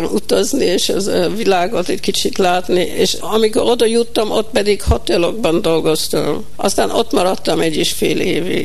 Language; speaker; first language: Hungarian; early bilingual, heritage; Hungarian